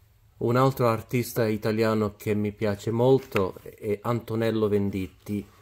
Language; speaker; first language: Italian; early bilingual, heritage; Italian